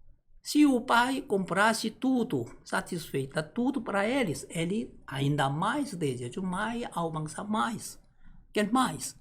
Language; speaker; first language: Portuguese; non-native, learner; Korean